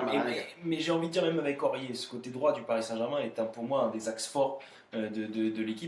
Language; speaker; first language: French; native; French